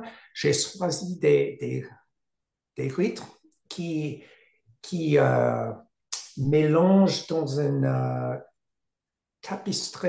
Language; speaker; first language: French; non-native, learner; English